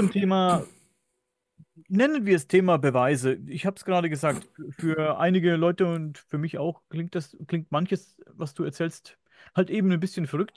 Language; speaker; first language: German; native; German